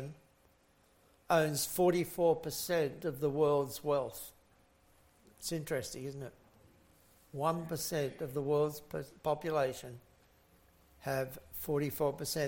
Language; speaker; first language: English; native; English